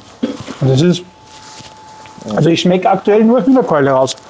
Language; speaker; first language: German; native; German